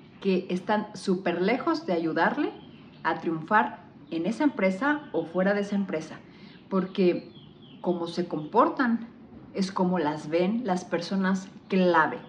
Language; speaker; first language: Spanish; native; Spanish